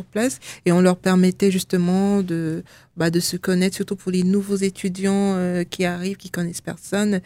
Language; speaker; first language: French; non-native, learner; Russian